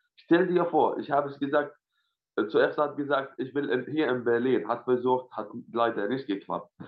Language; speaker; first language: German; non-native, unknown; Arabic